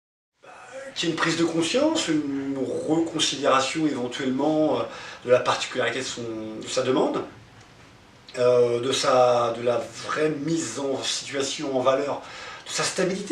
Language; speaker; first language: French; native; French